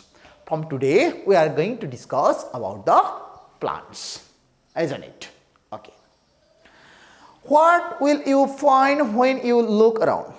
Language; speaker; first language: English; non-native, local second language; Nepali